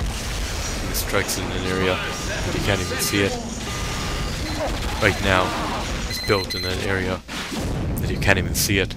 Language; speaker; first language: English; native; English